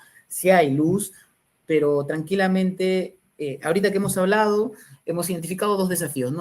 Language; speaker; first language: Spanish; native; Spanish